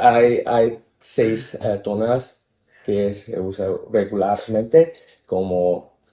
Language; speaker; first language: Spanish; non-native, fluent; Cantonese